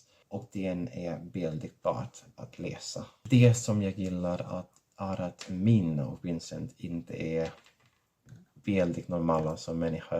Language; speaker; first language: Swedish; non-native, fluent; Catalan